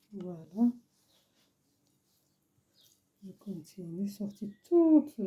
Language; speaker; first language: French; non-native, learner; Arabic